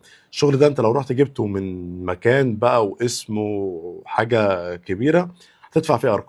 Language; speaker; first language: Arabic; native; Arabic